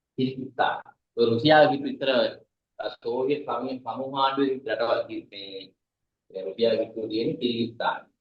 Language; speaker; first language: Sinhala; native; Sinhala